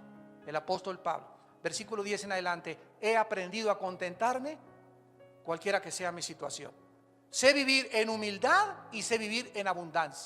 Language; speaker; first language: Spanish; native; Spanish